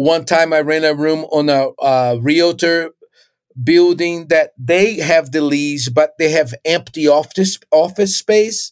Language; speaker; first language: English; non-native, fluent; Portuguese